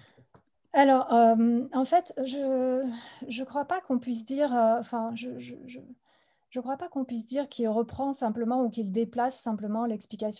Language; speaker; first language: French; native; French